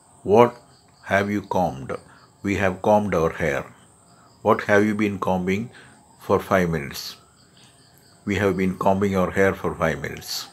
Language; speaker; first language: English; non-native, local second language; Malayalam